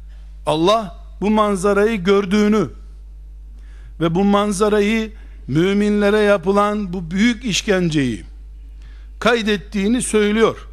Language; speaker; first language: Turkish; native; Turkish